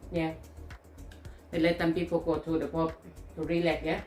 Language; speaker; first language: English; non-native, learner; Northeastern Thai